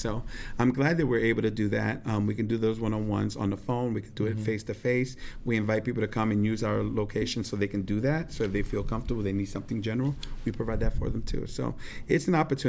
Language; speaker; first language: English; native; English